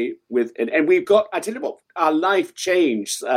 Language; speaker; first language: English; native; English